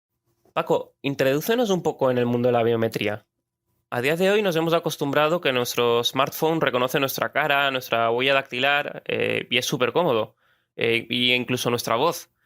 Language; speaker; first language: Spanish; native; Spanish